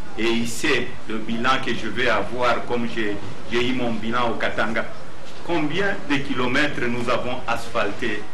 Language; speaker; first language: French; non-native, local second language; Swahili